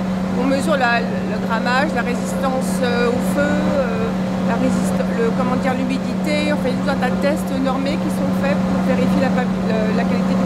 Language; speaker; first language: French; native; French